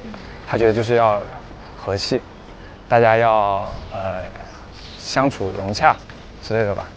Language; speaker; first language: Chinese; native; Chinese